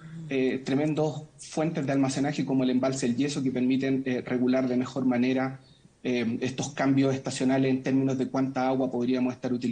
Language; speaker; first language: Spanish; native; Spanish